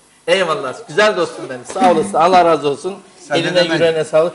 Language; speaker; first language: Turkish; native; Turkish